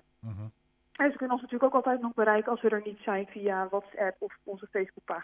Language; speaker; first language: Dutch; native; Dutch